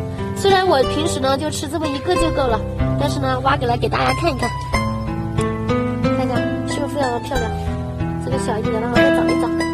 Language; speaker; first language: Chinese; native; Chinese